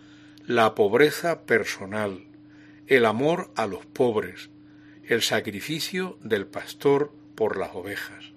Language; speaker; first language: Spanish; native; Spanish